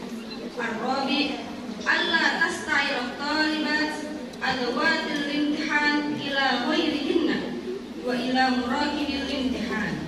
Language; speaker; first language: Arabic; non-native, learner; Indonesian